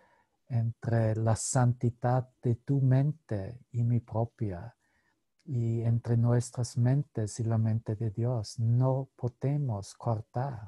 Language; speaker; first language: Spanish; non-native, fluent; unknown